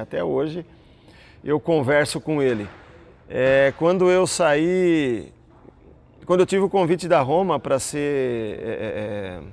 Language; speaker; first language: Portuguese; native; Portuguese